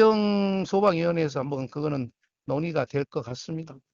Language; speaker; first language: Korean; native; Korean